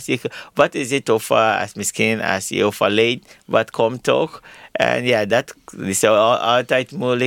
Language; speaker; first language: Dutch; non-native, learner; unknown